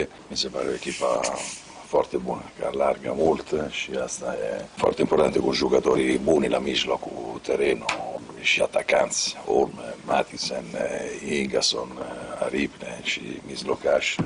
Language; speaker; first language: Romanian; non-native, fluent; Italian